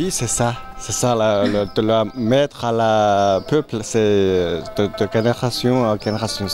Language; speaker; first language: French; non-native, learner; Chinese